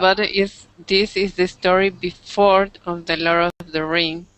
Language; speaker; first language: English; non-native, learner; Spanish